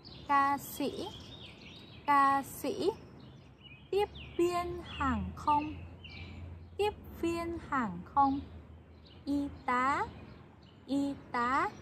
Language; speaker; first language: Vietnamese; non-native, fluent; Korean